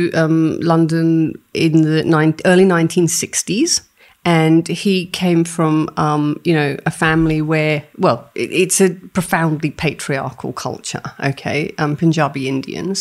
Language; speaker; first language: English; native; English